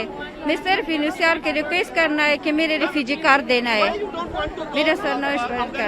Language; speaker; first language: Hindi; non-native, learner; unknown